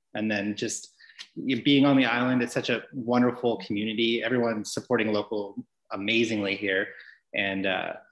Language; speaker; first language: English; native; English